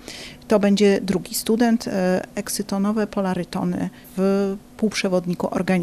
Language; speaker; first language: Polish; native; Polish